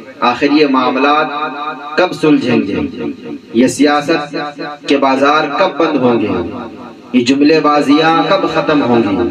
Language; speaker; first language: Urdu; native; Urdu